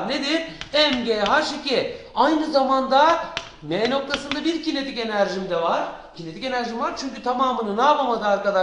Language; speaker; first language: Turkish; native; Turkish